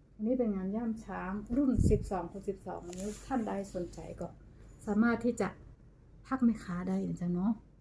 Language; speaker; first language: Thai; native; Thai